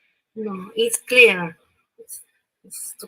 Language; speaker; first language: English; non-native, learner; Spanish